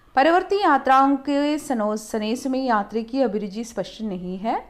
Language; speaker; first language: Hindi; non-native, local second language; Malayalam